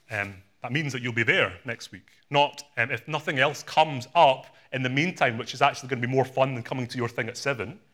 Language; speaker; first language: English; native; English